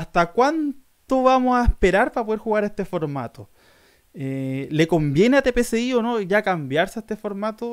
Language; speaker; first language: Spanish; native; Spanish